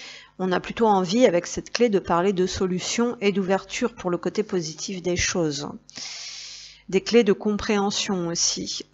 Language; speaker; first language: French; native; French